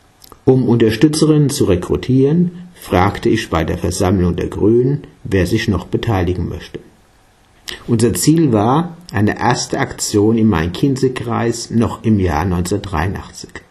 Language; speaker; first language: German; native; German